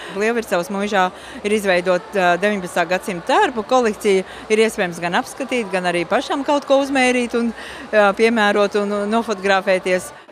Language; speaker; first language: Latvian; native; Latvian